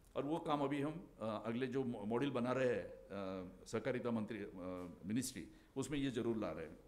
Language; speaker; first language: Hindi; non-native, local second language; Marathi